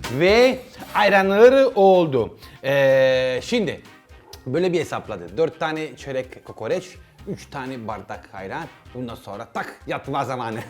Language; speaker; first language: Turkish; non-native, learner; Italian